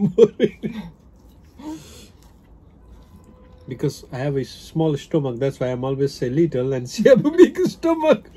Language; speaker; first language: English; non-native, local second language; Hindi